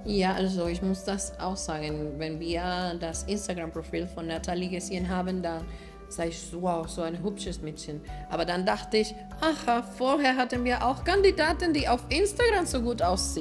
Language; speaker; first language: German; non-native, fluent; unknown